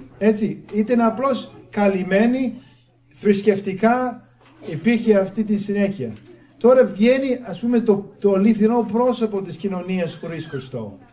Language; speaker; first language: Greek; non-native, fluent; English